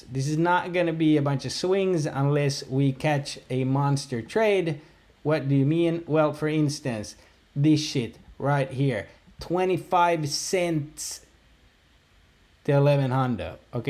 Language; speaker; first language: English; native; English